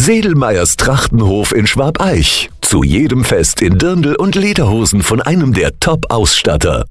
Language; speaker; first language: German; native; German